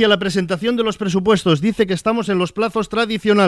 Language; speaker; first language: Spanish; native; Spanish